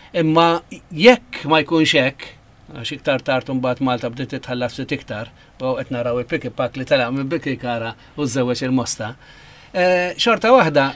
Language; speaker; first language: Maltese; native; Maltese